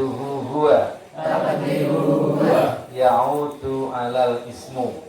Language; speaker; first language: Arabic; non-native, fluent; Javanese